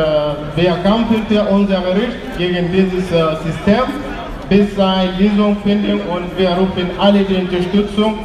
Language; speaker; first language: German; non-native, learner; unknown